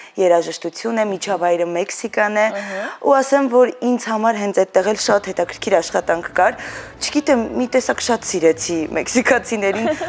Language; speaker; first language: Armenian; native; Armenian